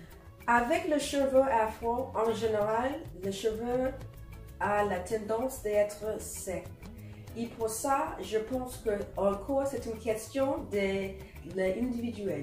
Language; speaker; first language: French; non-native, learner; English